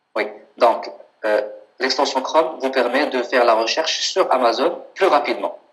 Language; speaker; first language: French; non-native, local second language; Arabic